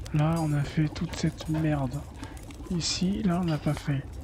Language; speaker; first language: French; native; French